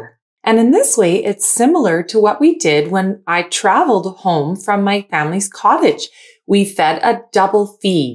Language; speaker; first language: English; native; English